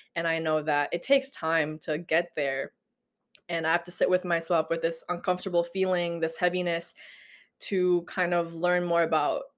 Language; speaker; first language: English; non-native, local second language; Filipino